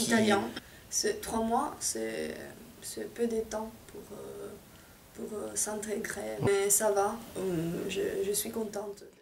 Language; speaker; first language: French; non-native, fluent; Italian